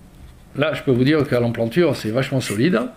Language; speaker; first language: French; native; French